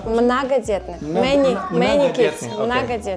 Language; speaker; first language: Russian; native; Russian